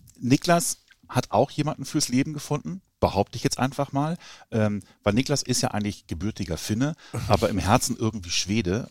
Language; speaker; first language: German; native; German